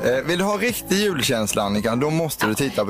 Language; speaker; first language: Swedish; native; Swedish